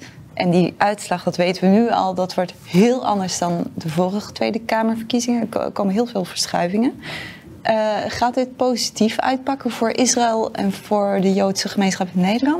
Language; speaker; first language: Dutch; native; Dutch